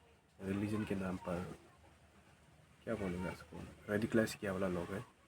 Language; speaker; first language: Hindi; non-native, local second language; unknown